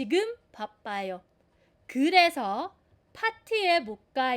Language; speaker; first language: Korean; non-native, fluent; Filipino